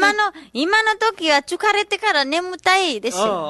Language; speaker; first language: Japanese; non-native, learner; Nepali